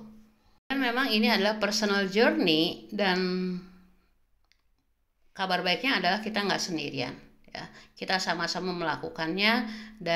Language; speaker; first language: Indonesian; native; Indonesian